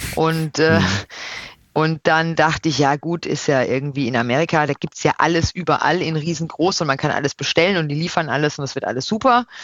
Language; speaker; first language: German; native; German